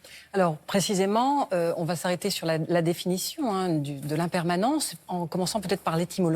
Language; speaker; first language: French; native; French